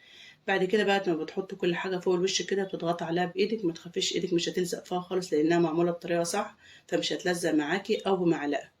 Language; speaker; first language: Arabic; native; Arabic